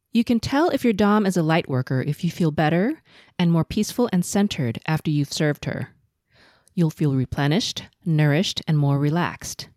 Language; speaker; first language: English; early bilingual, other home language; Cantonese